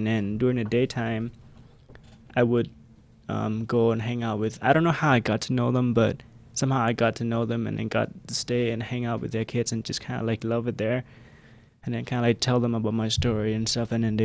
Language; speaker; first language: English; non-native, fluent; Khmer